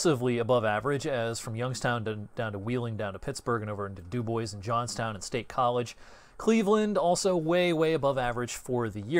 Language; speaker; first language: English; native; English